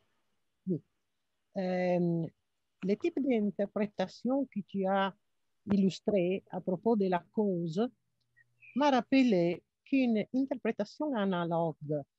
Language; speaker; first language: French; non-native, fluent; Italian